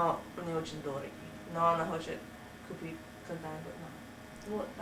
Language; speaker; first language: Russian; non-native, learner; English